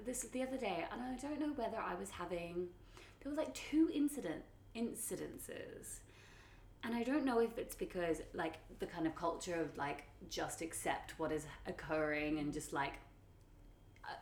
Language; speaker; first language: English; native; English